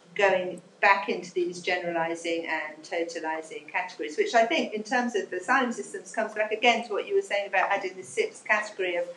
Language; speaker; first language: English; native; English